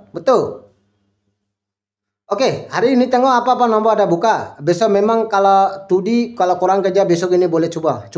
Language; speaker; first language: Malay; non-native, local second language; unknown